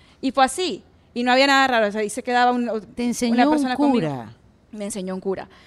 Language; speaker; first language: Spanish; native; Spanish